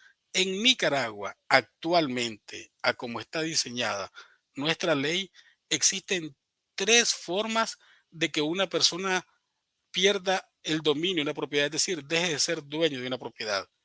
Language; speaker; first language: Spanish; native; Spanish